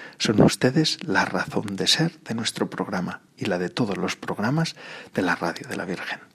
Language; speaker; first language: Spanish; native; Spanish